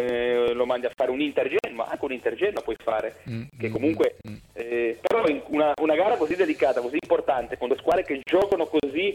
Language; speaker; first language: Italian; native; Italian